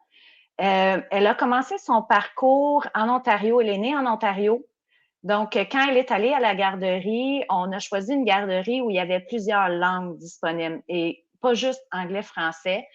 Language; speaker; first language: French; native; French